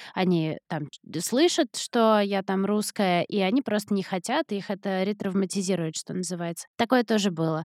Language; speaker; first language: Russian; native; Russian